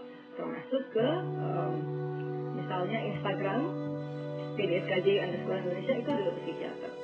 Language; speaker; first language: Indonesian; native; Indonesian